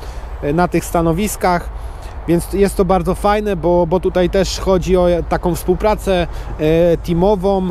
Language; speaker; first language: Polish; native; Polish